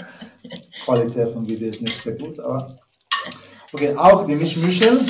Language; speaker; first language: German; non-native, learner; Spanish